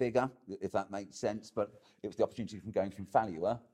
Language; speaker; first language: English; native; English